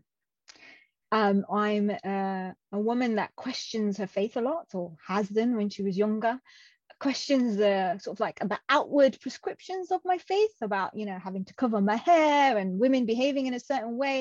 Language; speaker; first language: English; non-native, local second language; Punjabi